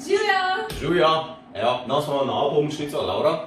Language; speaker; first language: Slovenian; native; Slovenian